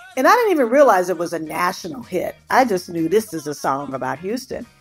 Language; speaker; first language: English; native; English